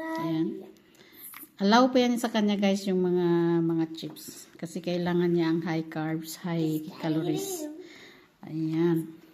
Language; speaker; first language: Filipino; non-native, local second language; Cebuano